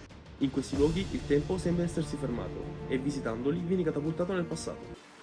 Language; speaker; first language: Italian; native; Italian